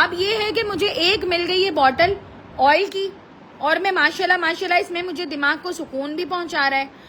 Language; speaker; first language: Hindi; native; Hindi